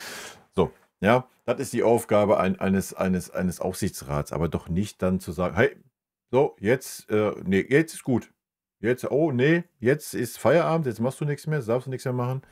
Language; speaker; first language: German; native; German